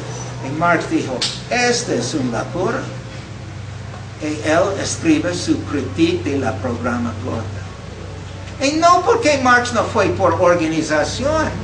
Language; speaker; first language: Spanish; non-native, fluent; English